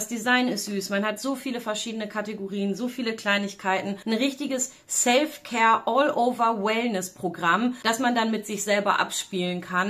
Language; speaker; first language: German; native; German